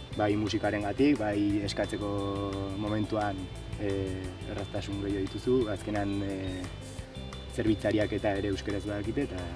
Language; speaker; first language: Basque; native; Basque